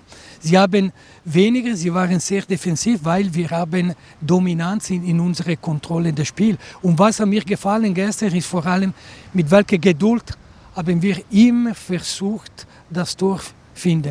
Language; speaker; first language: German; non-native, local second language; Italian